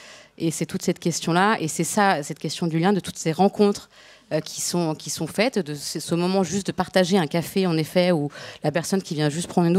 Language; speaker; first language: French; native; French